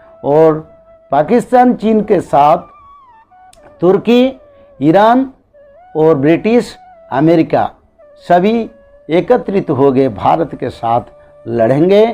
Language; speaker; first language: Hindi; non-native, local second language; Odia